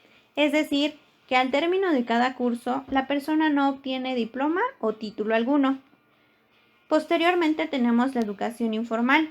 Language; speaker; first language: Spanish; native; Spanish